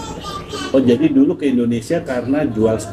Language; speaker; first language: Indonesian; native; Indonesian